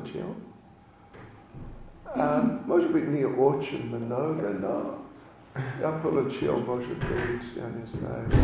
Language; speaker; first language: Russian; non-native, learner; English